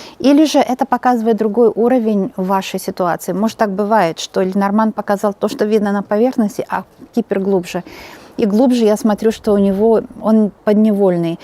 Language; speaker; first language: Russian; native; Russian